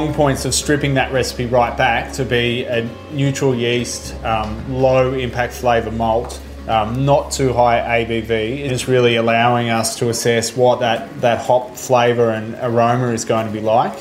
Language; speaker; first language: English; native; English